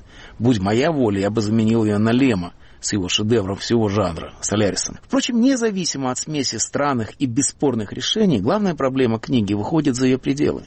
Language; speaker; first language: Russian; native; Russian